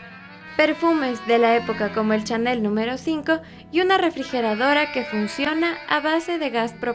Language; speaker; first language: Spanish; native; Spanish